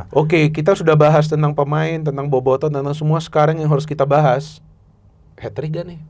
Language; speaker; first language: Indonesian; native; Indonesian